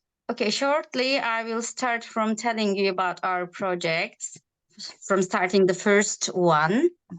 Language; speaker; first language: English; non-native, learner; Turkish